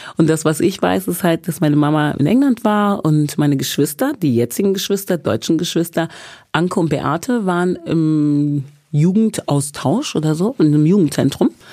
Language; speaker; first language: German; early bilingual, other home language; English